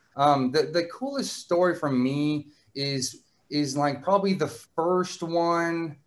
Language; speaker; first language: English; native; English